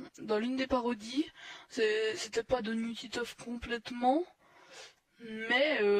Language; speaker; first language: French; native; French